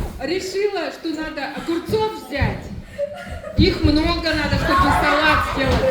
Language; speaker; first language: Russian; native; Russian